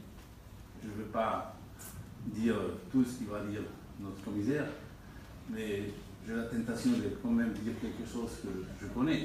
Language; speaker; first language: French; non-native, fluent; Spanish